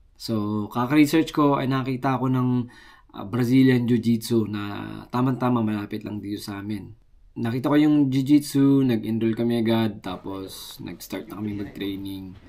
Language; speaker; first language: Filipino; native; Filipino